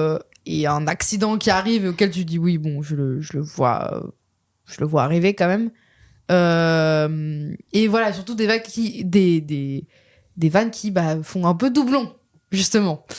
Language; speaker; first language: French; native; French